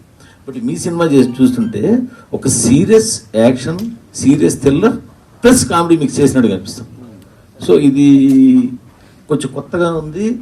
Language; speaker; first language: Telugu; native; Telugu